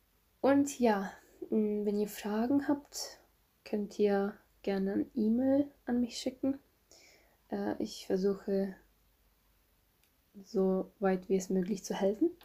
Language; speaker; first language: German; non-native, fluent; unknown